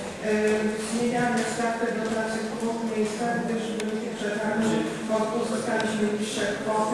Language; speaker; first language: Polish; native; Polish